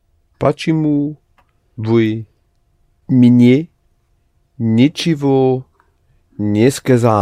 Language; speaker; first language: Russian; non-native, learner; English